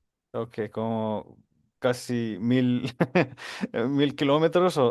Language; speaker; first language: Spanish; non-native, fluent; Finnish